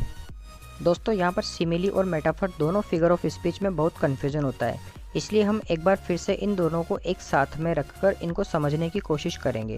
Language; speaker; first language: Hindi; native; Hindi